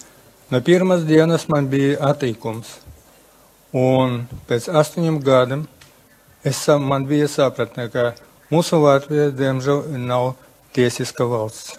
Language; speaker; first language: Latvian; non-native, local second language; Russian